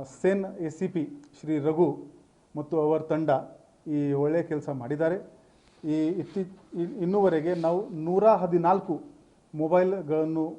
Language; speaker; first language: Kannada; non-native, fluent; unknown